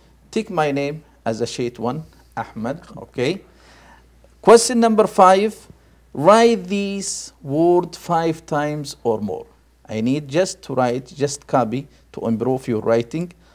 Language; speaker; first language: English; non-native, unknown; Arabic